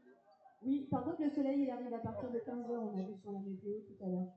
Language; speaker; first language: French; native; French